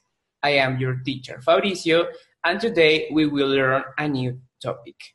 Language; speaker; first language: English; non-native, fluent; Spanish